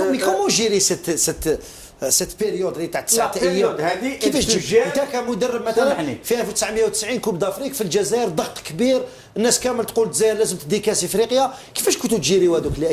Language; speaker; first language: Arabic; native; Arabic